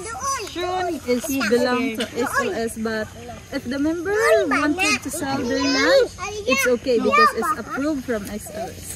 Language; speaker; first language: English; non-native, local second language; Cebuano